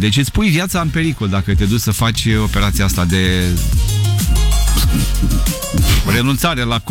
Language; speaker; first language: Romanian; native; Romanian